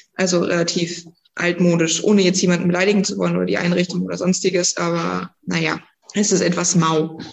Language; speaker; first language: German; native; German